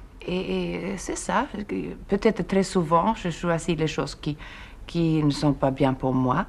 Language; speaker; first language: French; non-native, fluent; Swedish